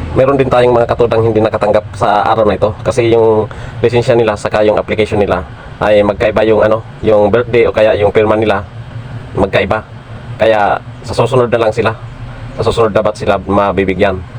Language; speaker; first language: Filipino; non-native, local second language; Bikol